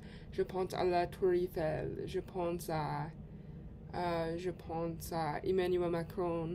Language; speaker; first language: French; non-native, learner; English